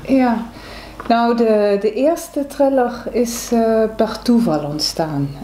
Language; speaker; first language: Dutch; native; Dutch